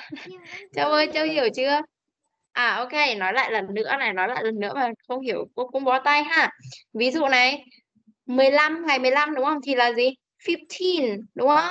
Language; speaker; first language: Vietnamese; native; Vietnamese